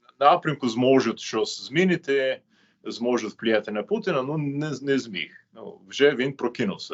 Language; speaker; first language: Ukrainian; non-native, fluent; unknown